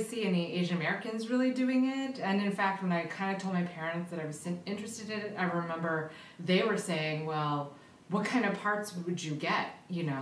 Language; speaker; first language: English; early bilingual, other home language; Filipino